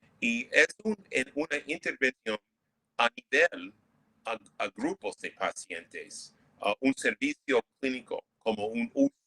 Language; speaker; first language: Spanish; non-native, fluent; English